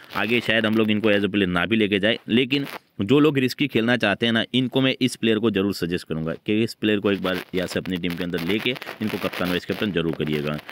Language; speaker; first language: Hindi; native; Hindi